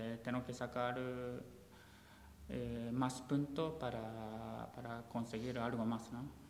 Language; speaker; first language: Spanish; non-native, learner; Japanese